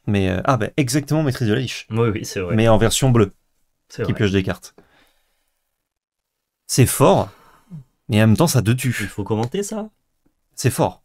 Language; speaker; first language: French; native; French